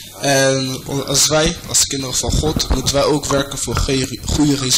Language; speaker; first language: Dutch; non-native, fluent; French